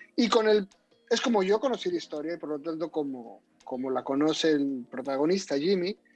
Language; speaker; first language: Spanish; native; Spanish